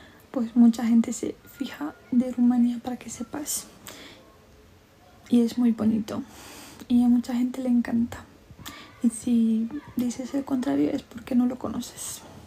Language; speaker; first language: Spanish; non-native, fluent; Romanian